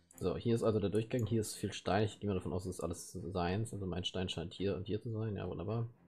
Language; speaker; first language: German; native; German